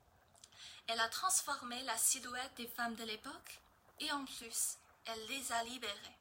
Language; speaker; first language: French; non-native, learner; Chinese